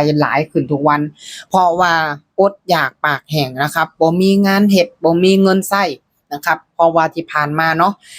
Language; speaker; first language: Thai; non-native, local second language; Lao